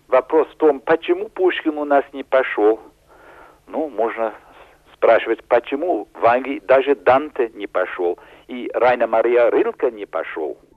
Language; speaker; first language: Russian; non-native, fluent; English